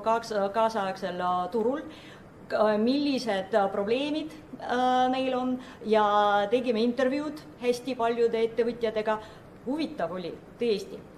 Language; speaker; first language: Estonian; non-native, fluent; Russian